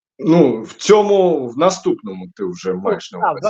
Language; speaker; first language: Ukrainian; non-native, local second language; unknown